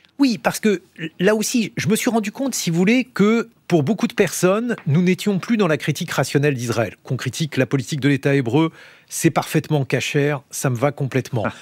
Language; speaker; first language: French; native; French